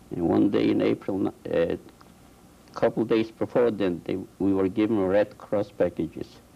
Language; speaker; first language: English; non-native, fluent; Polish